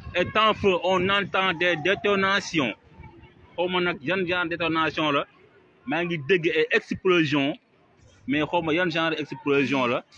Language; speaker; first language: French; non-native, local second language; Wolof